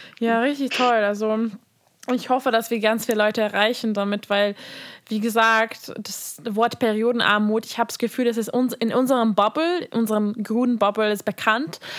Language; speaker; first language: German; non-native, fluent; Hungarian